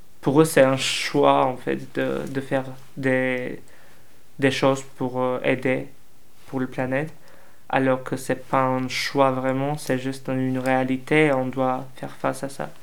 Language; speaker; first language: French; non-native, fluent; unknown